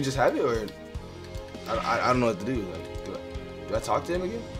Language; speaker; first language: English; native; English